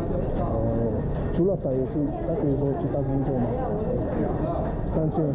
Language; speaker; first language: Chinese; non-native, learner; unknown